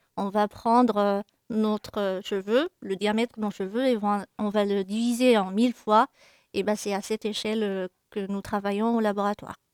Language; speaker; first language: French; non-native, local second language; Arabic